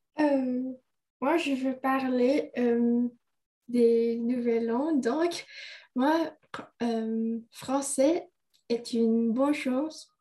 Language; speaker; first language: French; non-native, learner; Indonesian